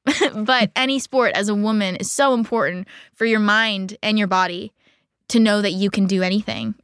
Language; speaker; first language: English; native; English